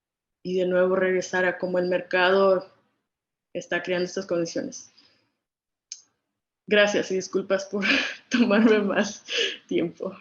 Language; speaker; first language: Spanish; early bilingual, other home language; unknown